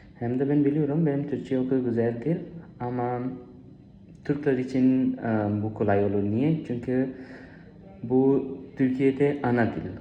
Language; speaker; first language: Turkish; non-native, learner; Urdu